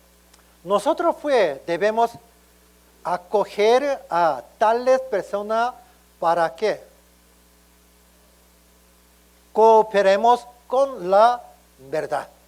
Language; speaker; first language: Spanish; non-native, learner; Korean